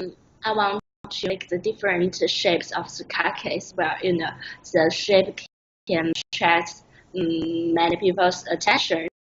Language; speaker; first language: English; non-native, learner; Chinese